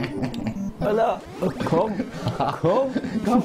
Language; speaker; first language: German; non-native, learner; Persian